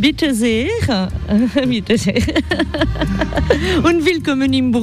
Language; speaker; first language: German; non-native, fluent; French